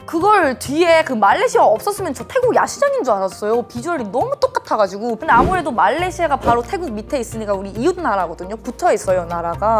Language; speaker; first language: Korean; non-native, fluent; Thai